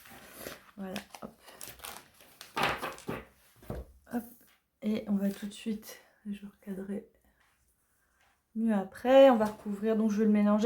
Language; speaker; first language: French; native; French